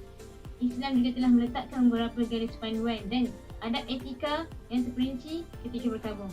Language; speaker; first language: Malay; native; Malay